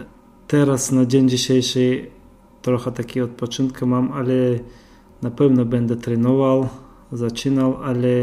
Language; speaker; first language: Polish; non-native, fluent; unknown